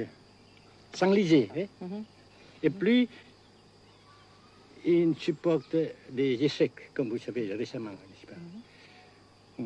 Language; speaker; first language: French; non-native, local second language; Vietnamese